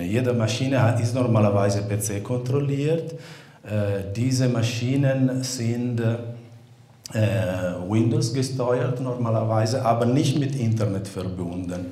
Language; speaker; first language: German; non-native, fluent; Italian